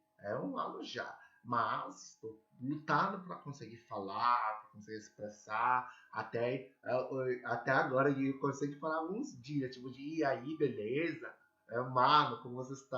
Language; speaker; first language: Portuguese; non-native, learner; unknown